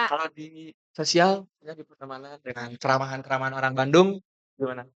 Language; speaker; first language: Indonesian; native; Indonesian